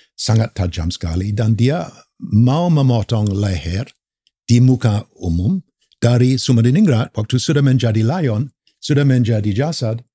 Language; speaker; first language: Indonesian; non-native, fluent; English